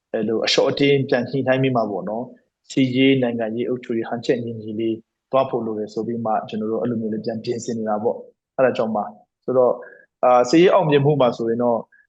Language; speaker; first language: Burmese; non-native, local second language; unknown